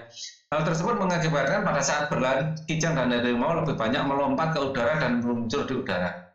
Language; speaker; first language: Indonesian; native; Indonesian